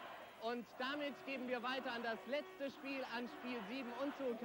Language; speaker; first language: German; native; German